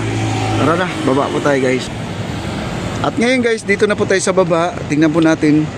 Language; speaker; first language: Filipino; native; Filipino